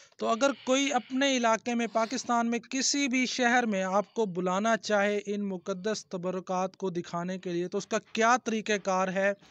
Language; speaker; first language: Urdu; native; Urdu